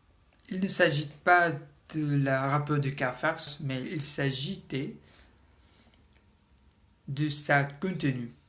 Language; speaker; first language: French; non-native, learner; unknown